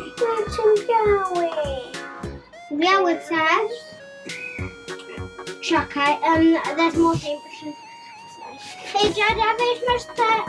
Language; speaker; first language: Polish; early bilingual, heritage; Polish